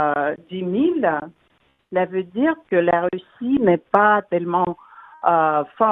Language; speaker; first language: French; non-native, fluent; Russian